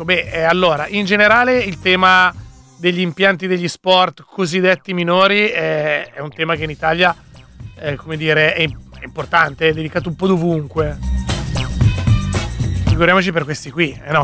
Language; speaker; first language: Italian; native; Italian